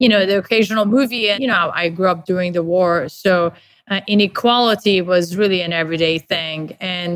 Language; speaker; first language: English; non-native, fluent; Persian